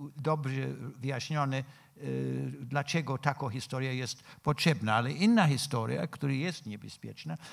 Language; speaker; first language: Polish; non-native, fluent; English